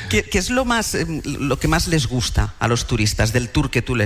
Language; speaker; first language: Spanish; native; Spanish